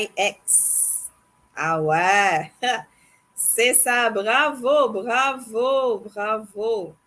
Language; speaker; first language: French; non-native, fluent; English